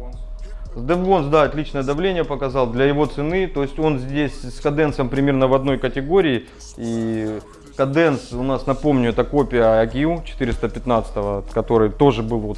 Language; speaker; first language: Russian; native; Russian